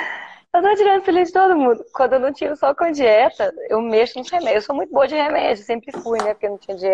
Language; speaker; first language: Portuguese; native; Portuguese